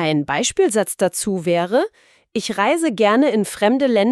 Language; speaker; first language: German; native; German